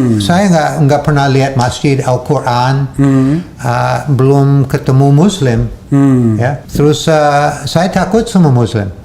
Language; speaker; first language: Indonesian; non-native, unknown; English